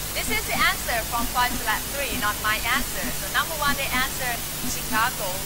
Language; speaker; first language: English; non-native, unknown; Thai